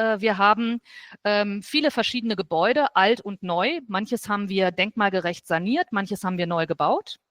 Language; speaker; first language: German; native; German